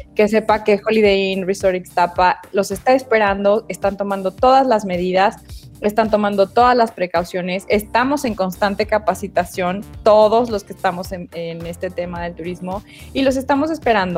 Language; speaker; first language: Spanish; native; Spanish